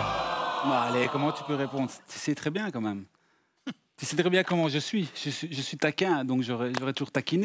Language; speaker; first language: French; native; French